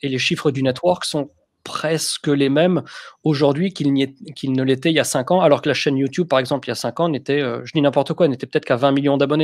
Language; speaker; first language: French; native; French